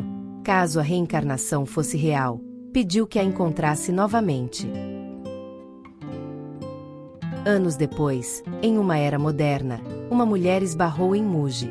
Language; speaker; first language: Portuguese; native; Portuguese